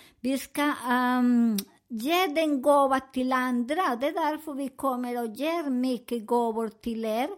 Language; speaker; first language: Swedish; non-native, learner; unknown